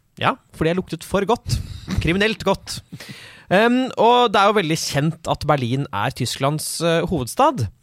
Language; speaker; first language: Norwegian; native; Norwegian